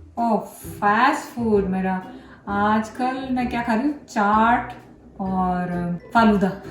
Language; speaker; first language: Urdu; native; Urdu